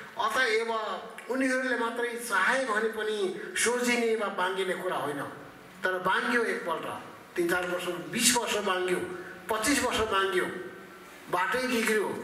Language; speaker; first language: Nepali; native; Nepali